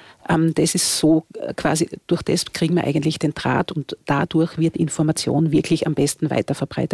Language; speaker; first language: German; native; German